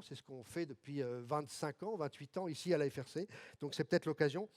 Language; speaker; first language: French; native; French